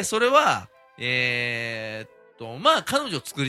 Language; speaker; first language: Japanese; native; Japanese